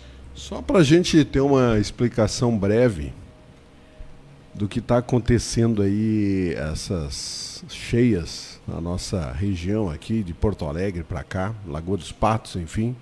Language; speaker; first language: Portuguese; native; Portuguese